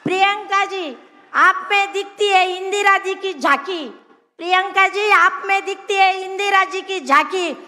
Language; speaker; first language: Hindi; non-native, local second language; Marathi